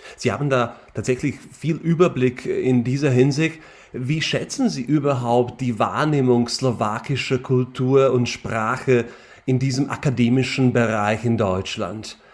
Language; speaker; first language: German; non-native, fluent; Slovak